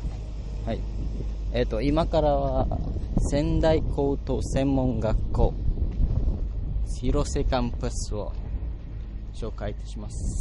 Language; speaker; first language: Japanese; non-native, learner; Malay